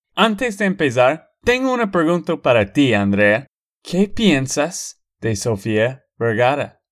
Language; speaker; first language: Spanish; non-native, fluent; English